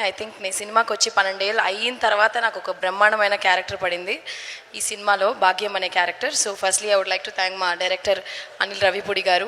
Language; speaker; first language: Telugu; non-native, local second language; Tamil